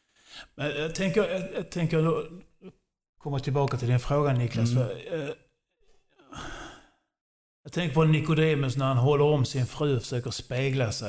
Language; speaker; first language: Swedish; non-native, fluent; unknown